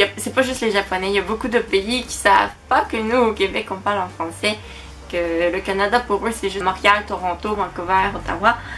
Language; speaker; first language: French; native; French